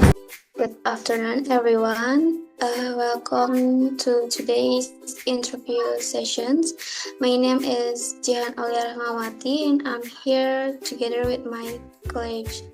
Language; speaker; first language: English; non-native, learner; Indonesian